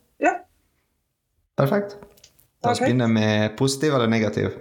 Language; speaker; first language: Norwegian; non-native, learner; French